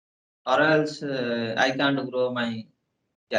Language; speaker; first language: English; non-native, learner; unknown